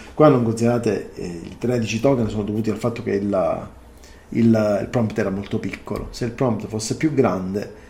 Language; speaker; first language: Italian; native; Italian